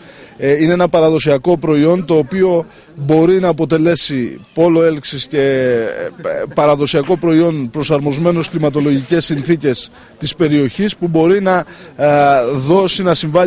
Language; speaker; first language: Greek; native; Greek